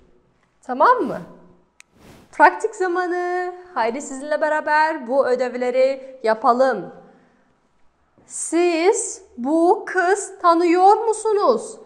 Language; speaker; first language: Turkish; non-native, fluent; Kazakh